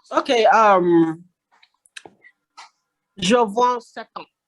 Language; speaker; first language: French; non-native, learner; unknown